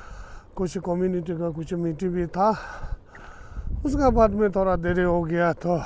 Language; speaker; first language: Hindi; non-native, fluent; Tibetan